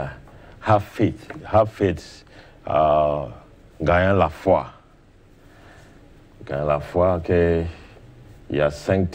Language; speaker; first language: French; non-native, learner; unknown